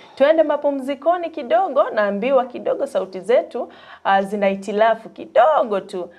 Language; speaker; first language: Swahili; non-native, local second language; Gusii